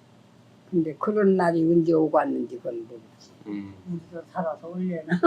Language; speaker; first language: Korean; native; Korean